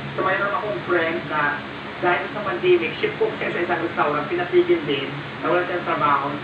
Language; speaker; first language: Filipino; native; Filipino